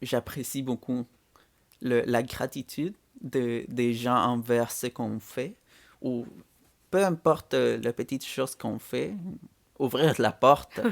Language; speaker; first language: French; non-native, fluent; Spanish